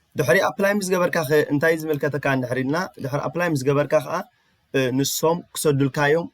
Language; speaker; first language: Tigrinya; early bilingual, heritage; Tigrinya